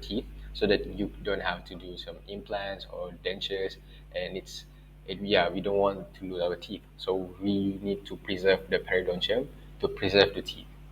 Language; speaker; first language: English; non-native, local second language; Malay